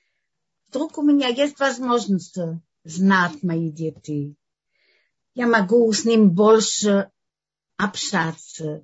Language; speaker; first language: Russian; non-native, fluent; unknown